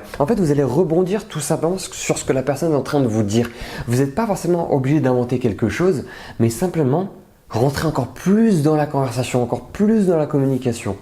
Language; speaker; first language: French; native; French